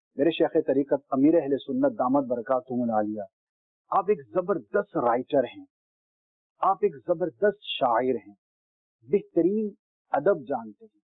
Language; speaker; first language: Urdu; native; Urdu